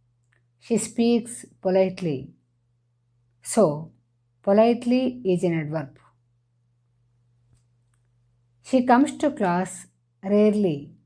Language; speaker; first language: English; non-native, fluent; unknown